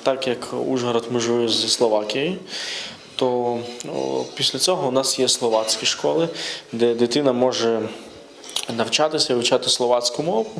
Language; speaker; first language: Ukrainian; native; Ukrainian